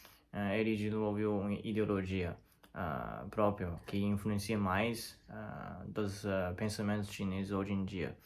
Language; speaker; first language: Portuguese; non-native, learner; Chinese